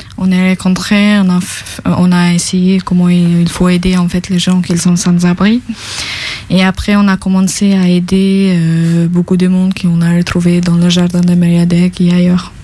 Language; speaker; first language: French; non-native, fluent; Albanian